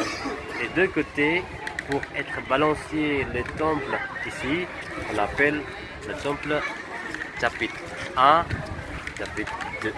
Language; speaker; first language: French; non-native, fluent; Indonesian